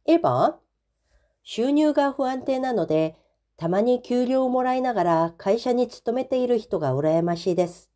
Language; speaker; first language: Japanese; non-native, fluent; Korean